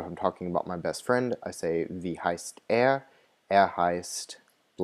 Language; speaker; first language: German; non-native, fluent; English